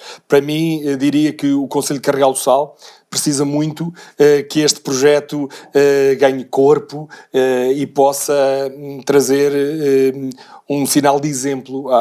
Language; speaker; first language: Portuguese; native; Portuguese